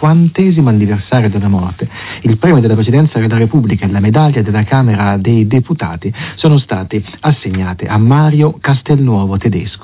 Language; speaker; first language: Italian; native; Italian